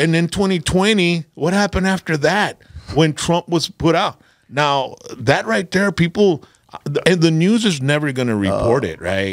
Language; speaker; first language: English; early bilingual, other home language; Spanish